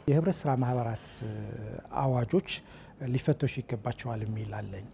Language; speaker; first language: Amharic; native; Amharic